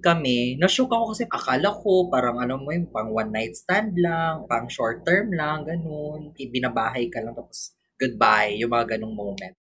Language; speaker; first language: English; non-native, local second language; Cebuano